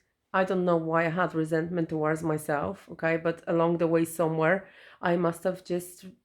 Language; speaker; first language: English; non-native, fluent; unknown